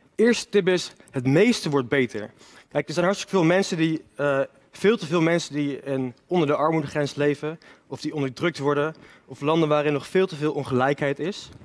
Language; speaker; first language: Dutch; native; Dutch